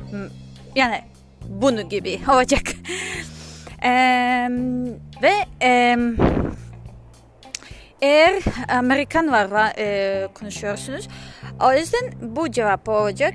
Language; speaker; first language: Turkish; non-native, learner; English